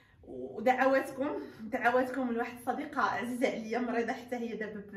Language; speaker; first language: Arabic; native; Arabic